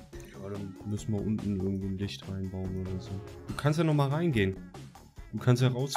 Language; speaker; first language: German; native; German